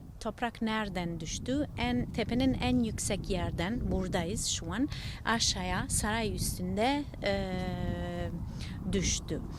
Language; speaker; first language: Turkish; non-native, learner; Italian